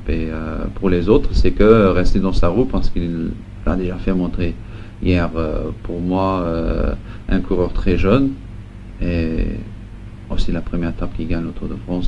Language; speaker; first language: French; non-native, local second language; Luxembourgish